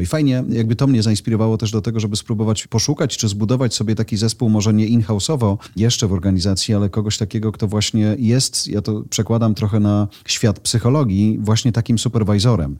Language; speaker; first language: Polish; native; Polish